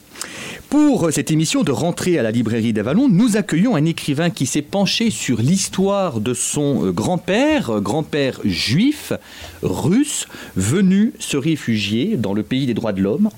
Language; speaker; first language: French; native; French